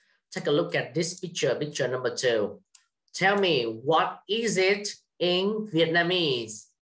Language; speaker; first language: English; non-native, fluent; Vietnamese